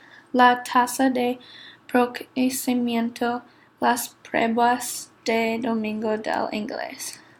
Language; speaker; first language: Spanish; non-native, learner; English